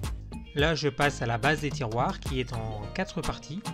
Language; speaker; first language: French; native; French